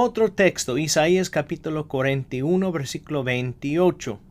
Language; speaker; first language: Spanish; non-native, fluent; English